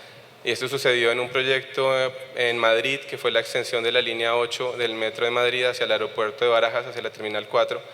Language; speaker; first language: Spanish; native; Spanish